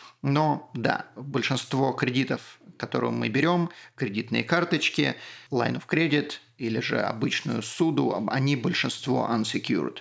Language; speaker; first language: Russian; native; Russian